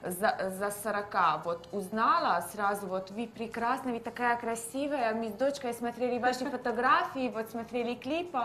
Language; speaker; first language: Russian; non-native, learner; Hungarian